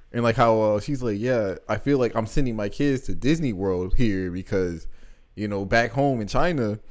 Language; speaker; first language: English; native; English